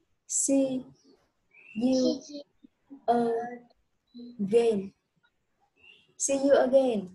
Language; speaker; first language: English; non-native, fluent; Vietnamese